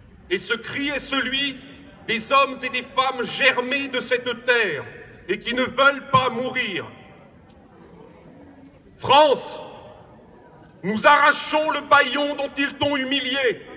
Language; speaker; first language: French; native; French